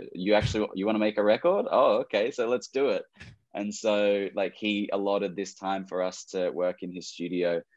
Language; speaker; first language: English; native; English